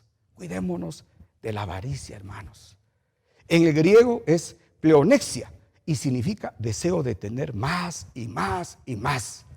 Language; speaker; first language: Spanish; native; Spanish